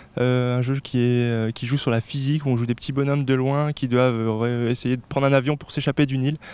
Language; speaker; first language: French; native; French